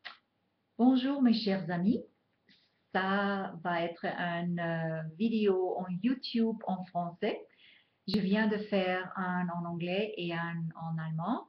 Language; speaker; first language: French; non-native, fluent; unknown